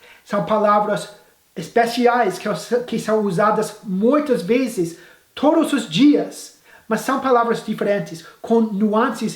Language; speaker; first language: Portuguese; non-native, fluent; English